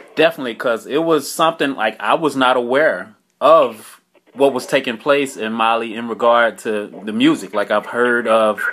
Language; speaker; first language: English; native; English